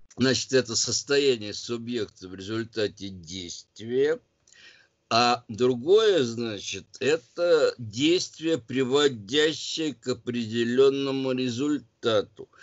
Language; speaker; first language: Russian; native; Russian